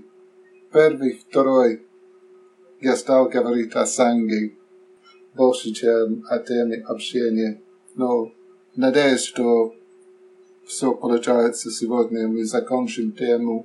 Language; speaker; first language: Russian; non-native, learner; English